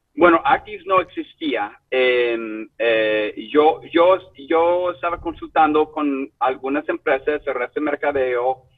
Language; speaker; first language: Spanish; non-native, fluent; English